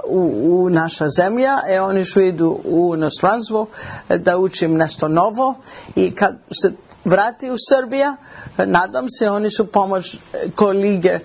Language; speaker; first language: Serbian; non-native, learner; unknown